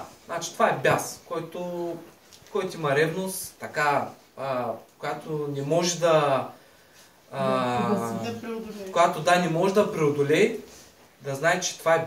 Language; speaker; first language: Bulgarian; native; Bulgarian